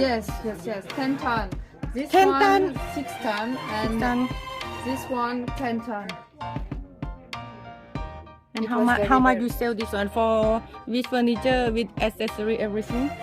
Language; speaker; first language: English; non-native, learner; Thai